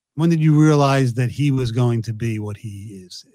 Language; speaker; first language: English; native; English